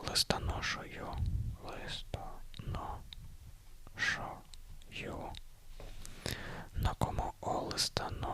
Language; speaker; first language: Ukrainian; non-native, learner; Russian